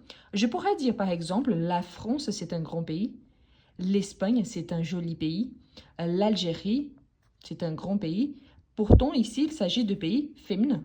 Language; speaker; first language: French; non-native, fluent; Portuguese